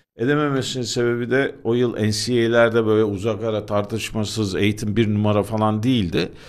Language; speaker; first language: Turkish; native; Turkish